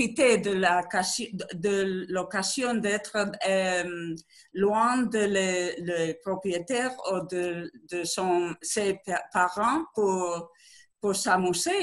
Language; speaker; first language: French; non-native, learner; Spanish